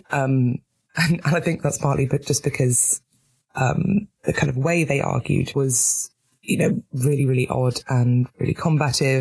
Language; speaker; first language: English; native; English